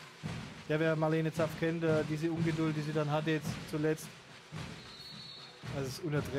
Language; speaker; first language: German; native; German